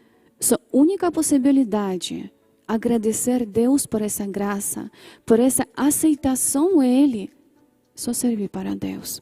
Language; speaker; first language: Portuguese; non-native, fluent; Polish